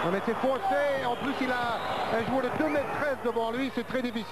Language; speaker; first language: French; native; French